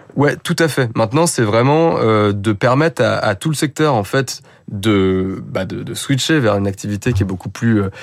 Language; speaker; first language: French; native; French